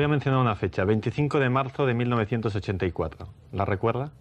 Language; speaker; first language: Spanish; native; Spanish